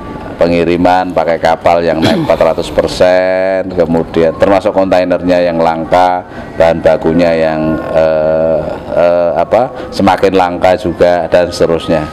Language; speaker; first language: Indonesian; native; Indonesian